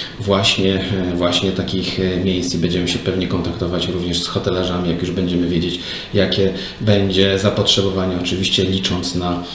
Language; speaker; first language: Polish; native; Polish